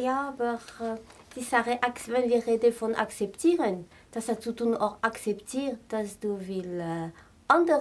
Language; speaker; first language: German; non-native, fluent; French